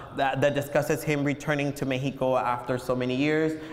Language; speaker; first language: English; early bilingual, other home language; Spanish